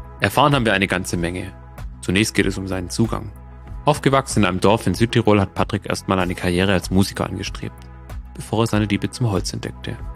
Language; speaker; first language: German; native; German